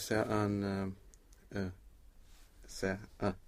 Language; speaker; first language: French; non-native, learner; Swedish